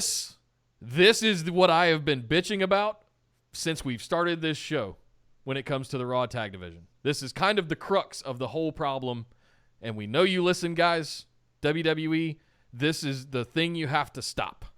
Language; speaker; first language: English; native; English